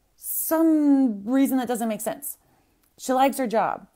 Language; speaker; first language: English; native; English